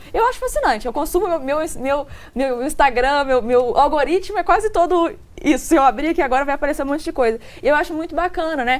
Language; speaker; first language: Portuguese; native; Portuguese